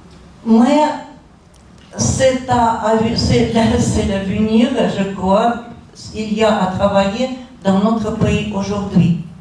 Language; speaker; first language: French; non-native, fluent; Russian